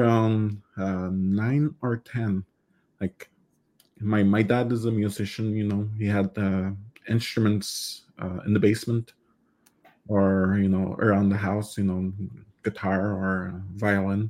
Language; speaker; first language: English; non-native, fluent; Cree